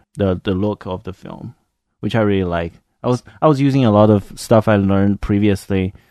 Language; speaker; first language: English; non-native, fluent; Chinese